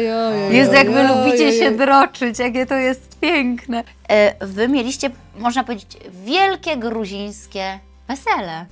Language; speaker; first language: Polish; native; Polish